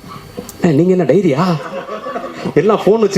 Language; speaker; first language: Tamil; native; Tamil